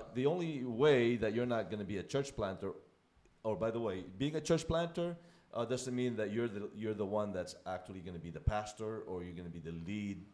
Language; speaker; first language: English; non-native, local second language; Filipino